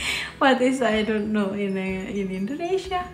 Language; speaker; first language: English; non-native, fluent; Indonesian